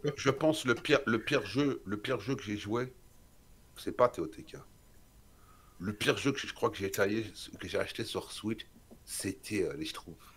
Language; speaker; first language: French; native; French